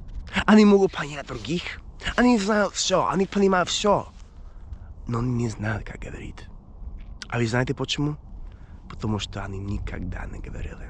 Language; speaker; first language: Russian; non-native, fluent; English